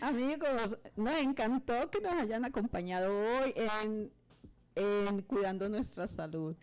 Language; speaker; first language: Spanish; native; Spanish